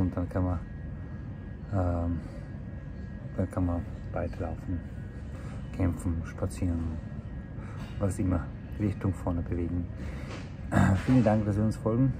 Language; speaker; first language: German; non-native, fluent; Slovak